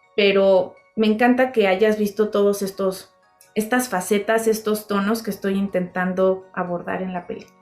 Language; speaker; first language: Spanish; native; Spanish